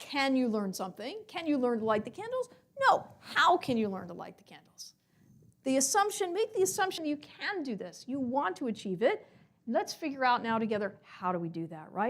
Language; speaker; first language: English; native; English